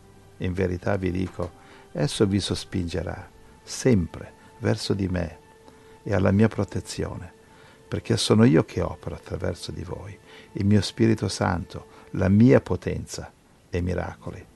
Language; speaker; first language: Italian; native; Italian